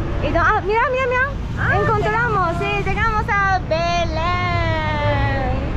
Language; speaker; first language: Spanish; non-native, learner; Japanese